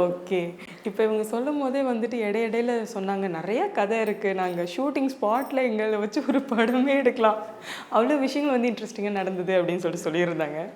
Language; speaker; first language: Tamil; native; Tamil